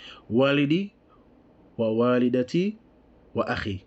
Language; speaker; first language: Arabic; non-native, fluent; English